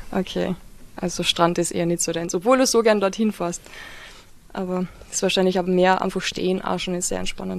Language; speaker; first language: German; native; German